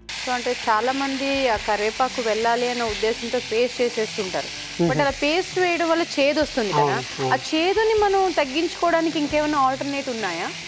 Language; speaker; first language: Telugu; native; Telugu